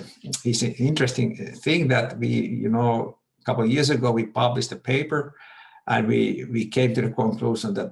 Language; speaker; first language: English; non-native, fluent; Finnish